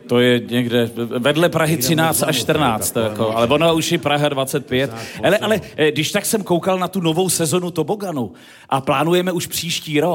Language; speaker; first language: Czech; native; Czech